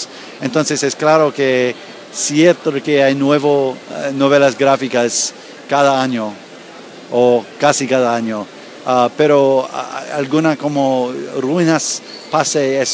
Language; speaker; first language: Spanish; non-native, learner; English